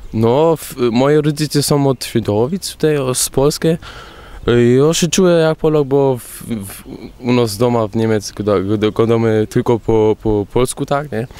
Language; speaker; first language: Polish; early bilingual, heritage; Polish